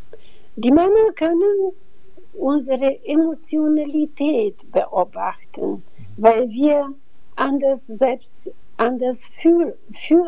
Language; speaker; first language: German; non-native, fluent; Bulgarian